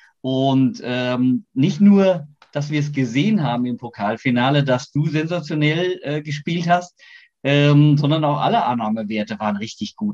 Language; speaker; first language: German; native; German